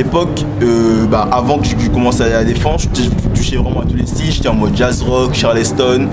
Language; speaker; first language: French; native; French